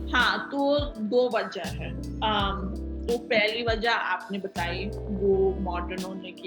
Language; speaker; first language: Hindi; non-native, local second language; Marathi